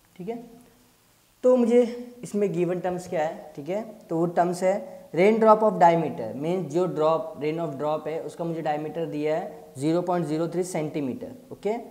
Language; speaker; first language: Hindi; native; Hindi